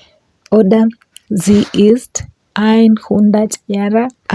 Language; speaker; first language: German; non-native, learner; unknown